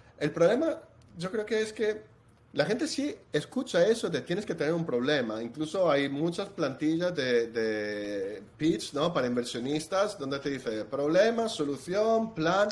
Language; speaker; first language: Spanish; non-native, fluent; Italian